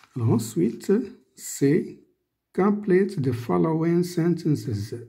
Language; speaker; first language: English; non-native, fluent; Arabic